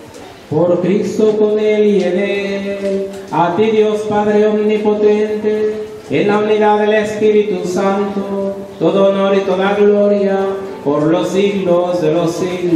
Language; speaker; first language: Spanish; native; Spanish